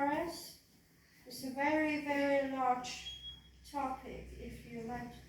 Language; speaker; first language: English; non-native, learner; Vietnamese